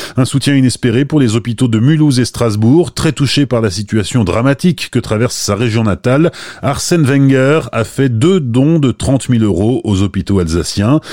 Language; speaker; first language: French; native; French